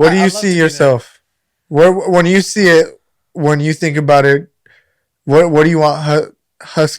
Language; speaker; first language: English; native; English